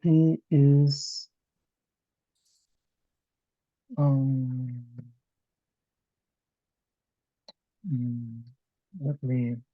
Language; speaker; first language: English; non-native, learner; Spanish